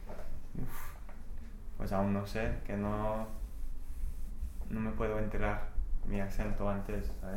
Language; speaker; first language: Spanish; non-native, fluent; English